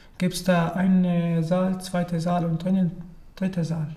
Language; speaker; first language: German; non-native, learner; Arabic